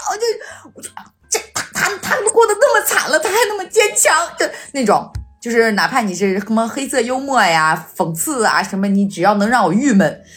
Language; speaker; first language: Chinese; native; Chinese